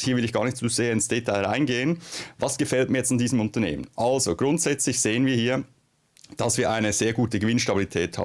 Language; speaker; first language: German; native; German